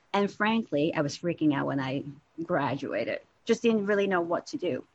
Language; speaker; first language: English; non-native, local second language; Cantonese